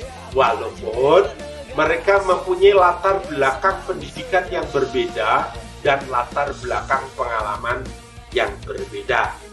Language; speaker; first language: Indonesian; native; Indonesian